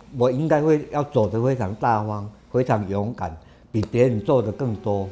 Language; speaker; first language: Chinese; non-native, local second language; Min Nan Chinese